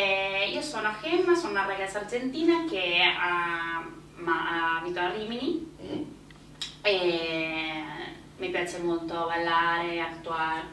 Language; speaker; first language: Italian; non-native, fluent; Spanish